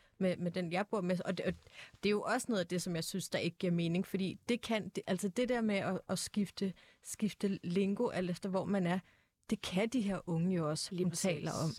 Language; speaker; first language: Danish; native; Danish